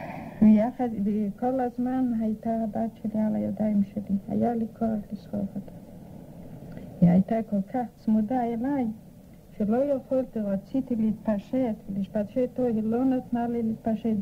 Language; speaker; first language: Hebrew; non-native, fluent; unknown